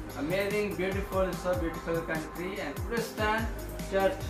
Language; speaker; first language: English; non-native, learner; Urdu